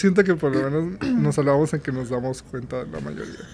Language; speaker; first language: Spanish; native; Spanish